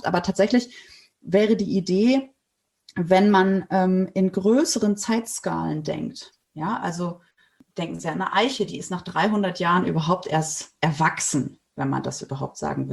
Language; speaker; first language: German; native; German